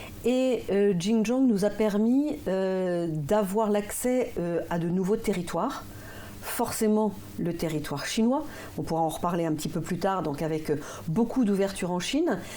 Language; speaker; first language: French; native; French